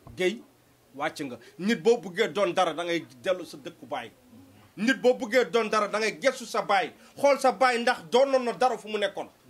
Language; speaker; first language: Wolof; non-native, local second language; Fula